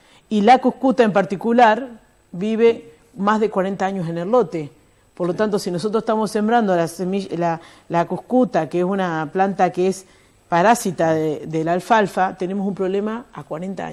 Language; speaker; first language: Spanish; native; Spanish